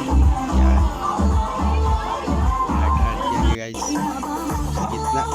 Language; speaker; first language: Filipino; non-native, local second language; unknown